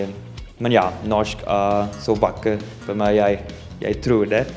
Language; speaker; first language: Norwegian; non-native, learner; Spanish